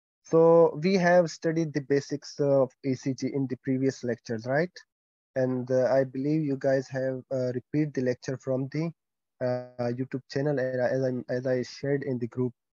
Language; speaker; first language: English; non-native, fluent; Pashto